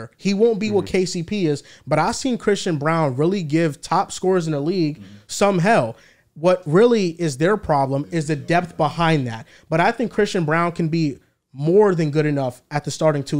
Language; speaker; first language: English; native; English